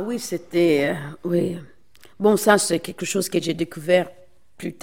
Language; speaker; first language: French; non-native, fluent; English